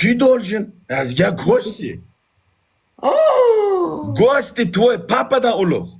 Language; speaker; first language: Russian; non-native, learner; Uzbek